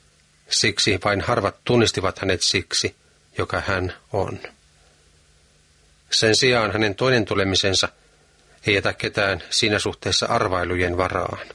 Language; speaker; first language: Finnish; native; Finnish